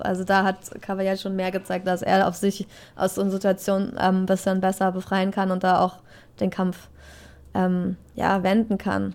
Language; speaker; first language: German; native; German